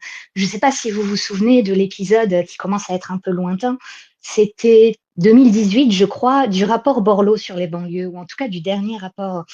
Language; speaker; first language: French; native; French